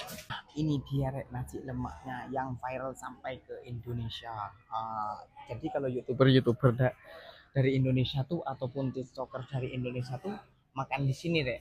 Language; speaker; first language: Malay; non-native, local second language; Javanese